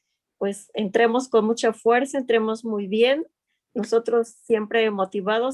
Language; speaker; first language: Spanish; native; Spanish